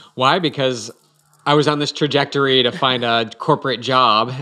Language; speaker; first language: English; native; English